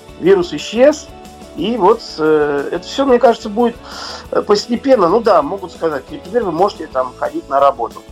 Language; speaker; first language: Russian; native; Russian